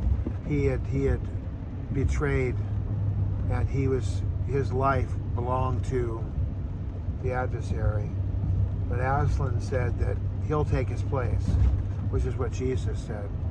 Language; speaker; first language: English; native; English